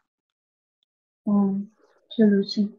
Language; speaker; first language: Chinese; non-native, learner; Indonesian